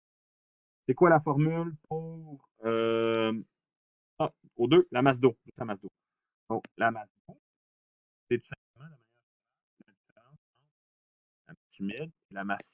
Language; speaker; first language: French; native; French